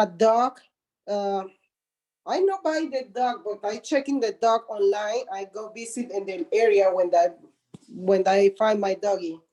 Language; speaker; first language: English; non-native, learner; Spanish